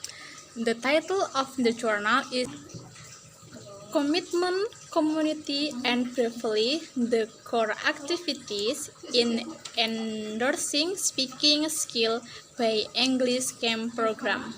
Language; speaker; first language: English; non-native, learner; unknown